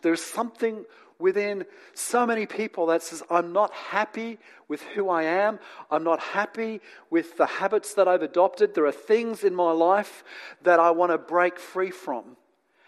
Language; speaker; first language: English; native; English